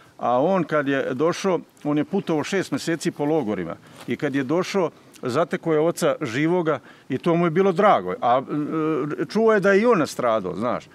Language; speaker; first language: Serbian; native; Serbian